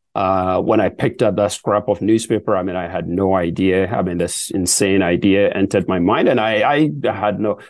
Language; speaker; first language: English; non-native, local second language; Akan